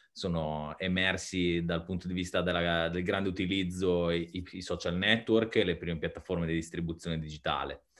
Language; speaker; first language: Italian; native; Italian